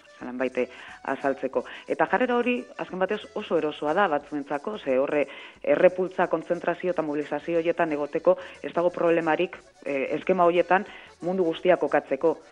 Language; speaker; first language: Basque; native; Basque